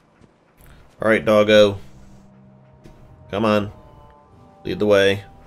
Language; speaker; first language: English; native; English